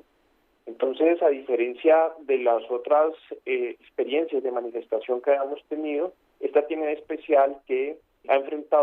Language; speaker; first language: Spanish; native; Spanish